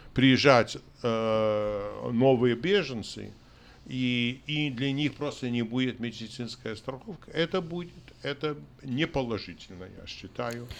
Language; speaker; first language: Russian; non-native, fluent; English